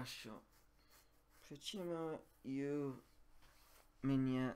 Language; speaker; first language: Russian; non-native, learner; English